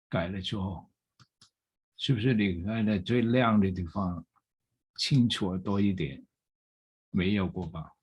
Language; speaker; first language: Chinese; non-native, fluent; English